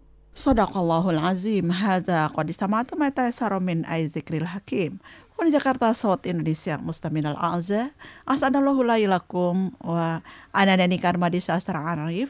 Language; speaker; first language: Arabic; non-native, fluent; Indonesian